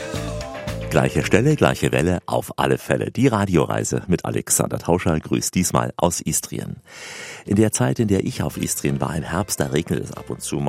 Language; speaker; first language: German; native; German